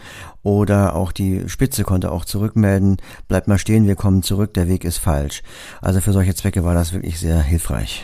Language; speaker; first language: German; native; German